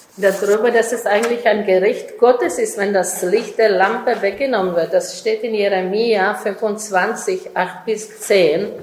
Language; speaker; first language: German; non-native, fluent; Czech